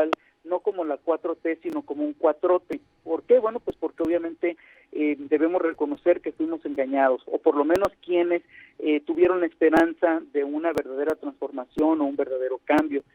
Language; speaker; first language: Spanish; native; Spanish